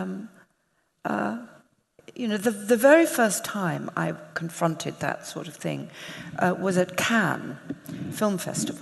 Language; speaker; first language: English; native; English